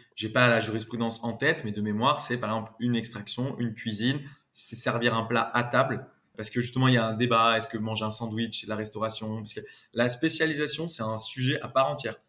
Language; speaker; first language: French; native; French